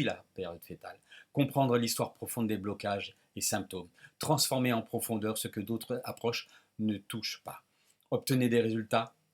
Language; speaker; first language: French; native; French